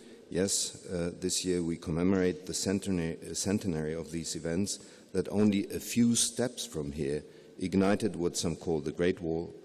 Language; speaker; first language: English; non-native, fluent; German